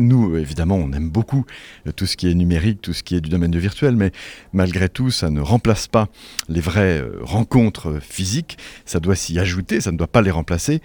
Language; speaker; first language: French; native; French